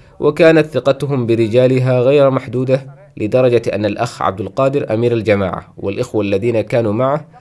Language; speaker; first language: Arabic; non-native, local second language; Somali